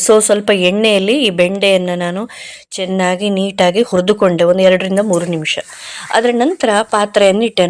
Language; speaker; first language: Kannada; non-native, local second language; Konkani